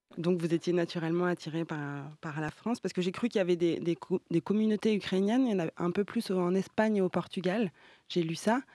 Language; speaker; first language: French; native; French